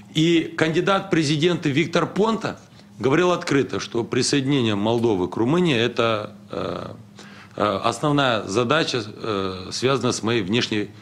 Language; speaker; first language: Russian; non-native, local second language; Romanian